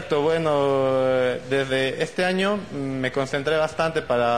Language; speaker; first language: Spanish; native; Spanish